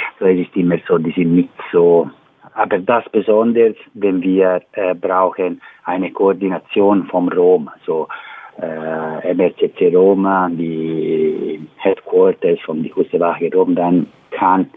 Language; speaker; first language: German; non-native, learner; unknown